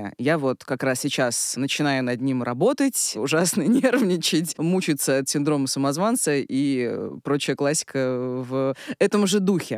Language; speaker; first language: Russian; native; Russian